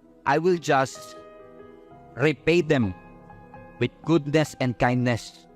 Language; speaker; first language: English; non-native, local second language; Filipino